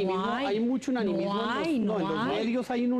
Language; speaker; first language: Spanish; native; Spanish